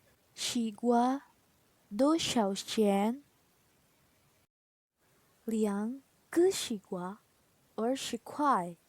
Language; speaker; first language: Chinese; non-native, learner; Indonesian